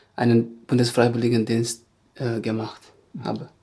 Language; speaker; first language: German; non-native, fluent; Malagasy